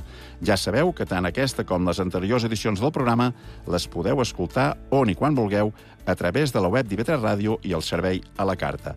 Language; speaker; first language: Catalan; native; Catalan